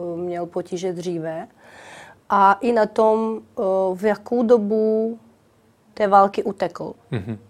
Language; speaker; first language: Czech; non-native, fluent; Ukrainian